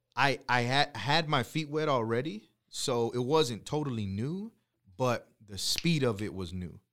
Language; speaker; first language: English; native; English